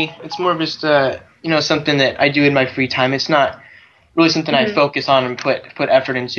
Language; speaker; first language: English; native; English